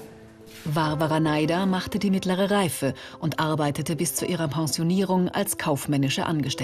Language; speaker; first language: German; native; German